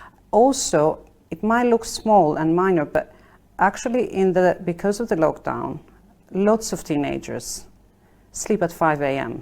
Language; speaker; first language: English; non-native, fluent; Albanian